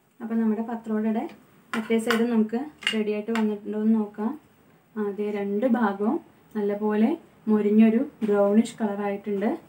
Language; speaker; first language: Malayalam; non-native, local second language; Konkani